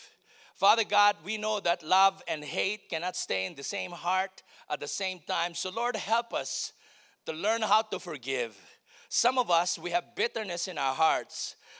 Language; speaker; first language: English; non-native, local second language; Filipino